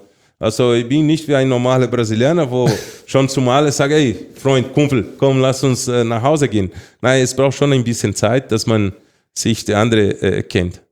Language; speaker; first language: German; non-native, fluent; Portuguese